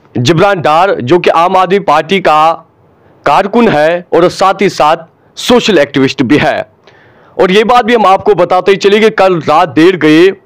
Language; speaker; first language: Urdu; non-native, local second language; Kashmiri